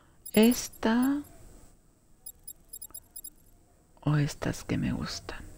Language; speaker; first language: Spanish; native; Spanish